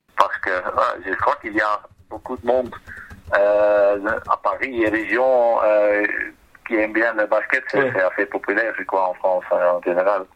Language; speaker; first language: French; non-native, learner; Spanish